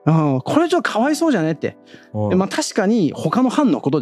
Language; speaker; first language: Japanese; native; Japanese